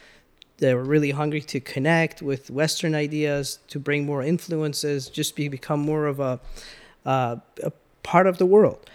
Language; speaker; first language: English; early bilingual, other home language; Persian